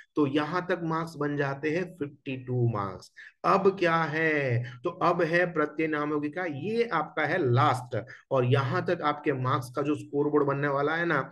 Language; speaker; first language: Hindi; non-native, local second language; Gujarati